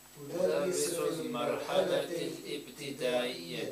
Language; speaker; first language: Arabic; non-native, learner; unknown